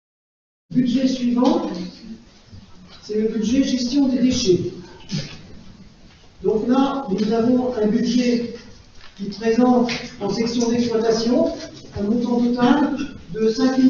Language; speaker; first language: French; native; French